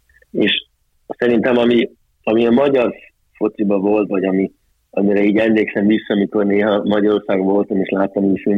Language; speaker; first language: Hungarian; early bilingual, heritage; Hungarian